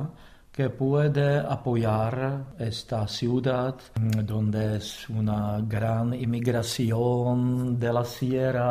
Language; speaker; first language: Spanish; non-native, fluent; Czech